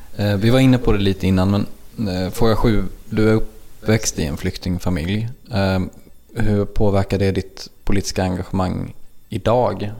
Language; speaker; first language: Swedish; native; Swedish